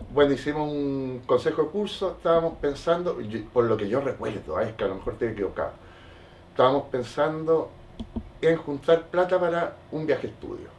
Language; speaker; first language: Spanish; native; Spanish